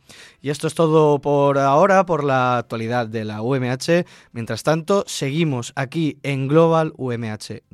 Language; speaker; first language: Spanish; native; Spanish